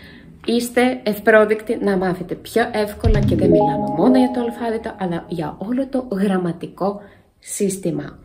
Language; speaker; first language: Greek; non-native, fluent; Russian